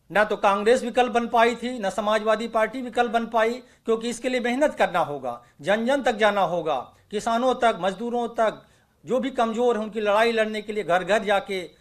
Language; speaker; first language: Hindi; native; Hindi